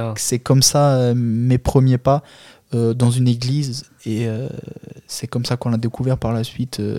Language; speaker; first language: French; non-native, fluent; Albanian